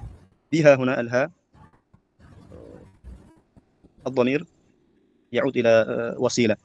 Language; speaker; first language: Arabic; non-native, fluent; Indonesian